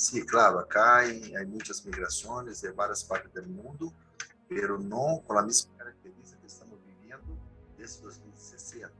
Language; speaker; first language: Spanish; non-native, learner; Portuguese